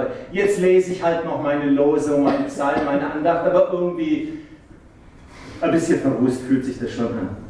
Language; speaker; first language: German; native; German